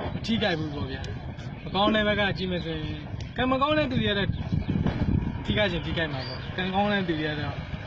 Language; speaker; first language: Burmese; native; Burmese